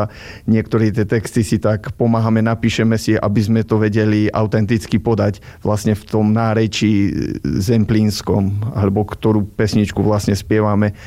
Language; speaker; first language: Slovak; native; Slovak